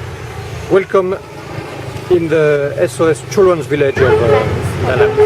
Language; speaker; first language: English; non-native, fluent; French